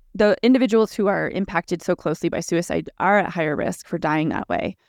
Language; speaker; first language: English; early bilingual, other home language; Russian